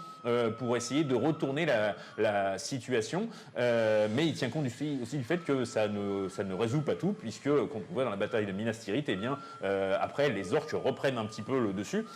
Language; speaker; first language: French; native; French